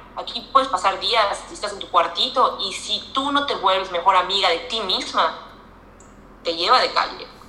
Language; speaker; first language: Spanish; native; Spanish